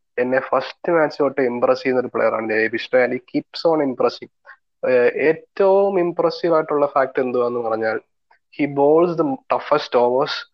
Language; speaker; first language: English; non-native, local second language; Malayalam